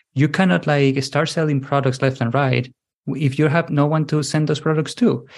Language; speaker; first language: English; non-native, fluent; Spanish